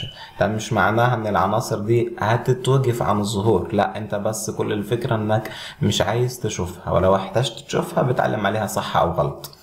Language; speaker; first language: Arabic; native; Arabic